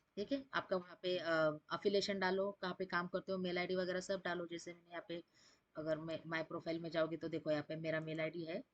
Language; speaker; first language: Hindi; non-native, local second language; Marathi